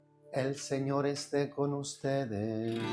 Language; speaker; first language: Spanish; native; Spanish